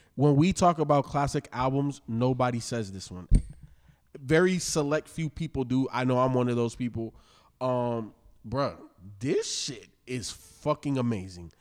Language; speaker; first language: English; native; English